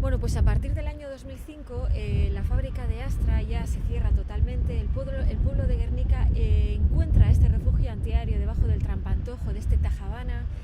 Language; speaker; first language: Spanish; non-native, local second language; Basque